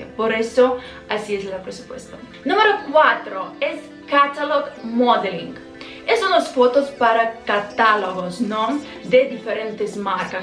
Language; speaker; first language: Spanish; non-native, fluent; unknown